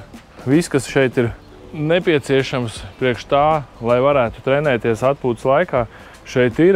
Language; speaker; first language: Latvian; native; Latvian